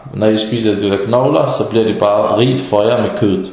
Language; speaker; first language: Danish; early bilingual, other home language; Arabic